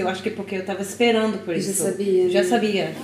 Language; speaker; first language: Portuguese; non-native, learner; English